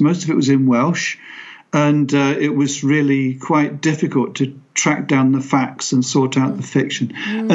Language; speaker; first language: English; native; English